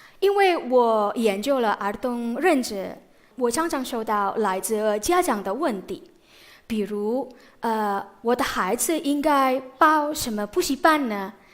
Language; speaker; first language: Chinese; non-native, fluent; Indonesian